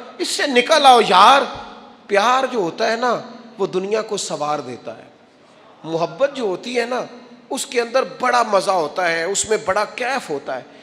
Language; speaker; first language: Urdu; non-native, local second language; Punjabi